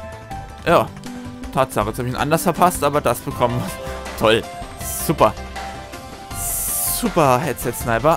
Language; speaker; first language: German; native; German